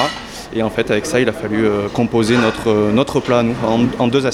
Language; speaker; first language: French; native; French